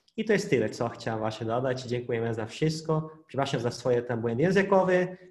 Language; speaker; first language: Polish; non-native, fluent; Portuguese